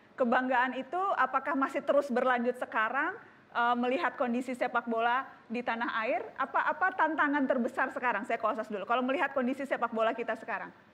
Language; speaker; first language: Indonesian; native; Indonesian